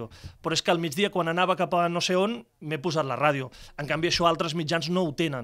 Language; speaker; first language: Catalan; native; Catalan